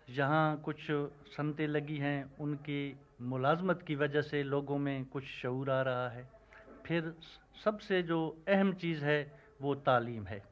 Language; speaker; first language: Urdu; non-native, local second language; Punjabi